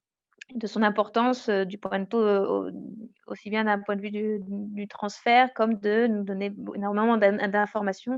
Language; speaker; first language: French; native; French